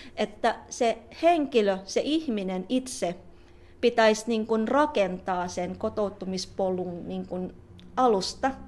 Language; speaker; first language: Finnish; non-native, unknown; Filipino